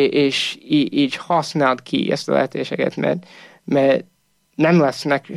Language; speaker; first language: Hungarian; non-native, fluent; English